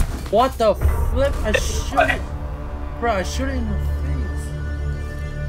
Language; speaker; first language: English; non-native, fluent; Chinese